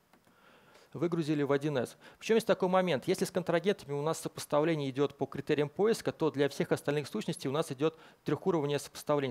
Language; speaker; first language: Russian; native; Russian